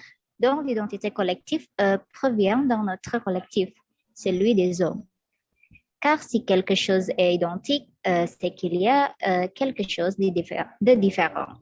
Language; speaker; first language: French; non-native, fluent; Indonesian